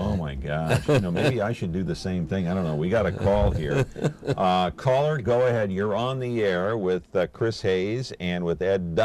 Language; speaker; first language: English; native; English